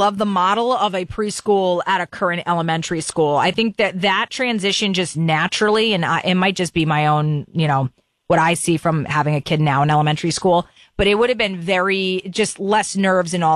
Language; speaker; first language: English; native; English